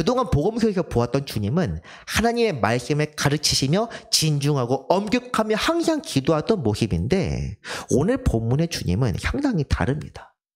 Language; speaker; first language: Korean; native; Korean